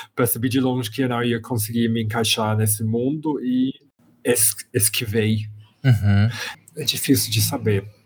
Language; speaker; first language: Portuguese; non-native, fluent; English